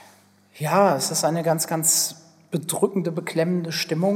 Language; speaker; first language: German; native; German